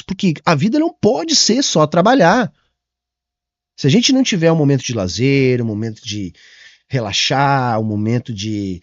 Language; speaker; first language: Portuguese; native; Portuguese